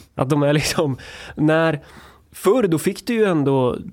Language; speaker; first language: Swedish; native; Swedish